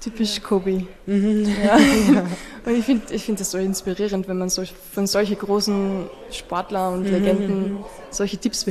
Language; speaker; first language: German; native; German